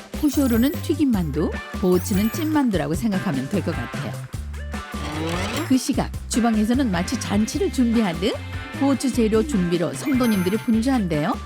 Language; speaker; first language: Korean; native; Korean